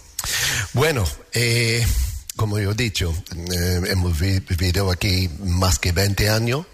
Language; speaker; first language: Spanish; non-native, learner; English